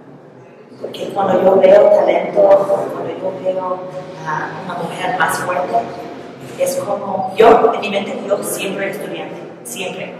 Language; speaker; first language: Spanish; non-native, learner; English